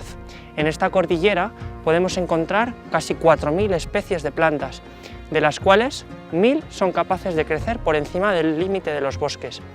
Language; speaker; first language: Spanish; native; Spanish